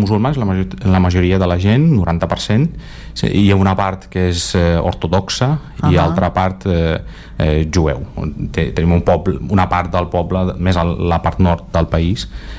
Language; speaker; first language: Catalan; non-native, fluent; Azerbaijani